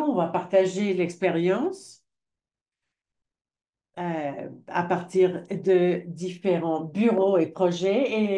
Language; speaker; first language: French; non-native, fluent; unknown